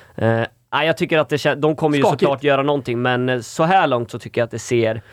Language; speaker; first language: Swedish; native; Swedish